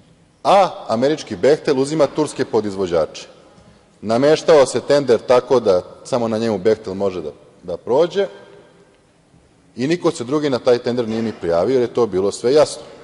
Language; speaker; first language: Serbian; native; Serbian